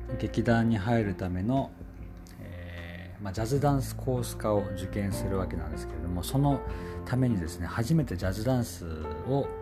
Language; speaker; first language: Japanese; native; Japanese